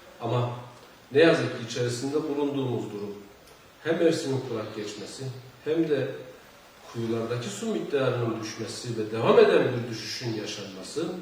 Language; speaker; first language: Turkish; native; Turkish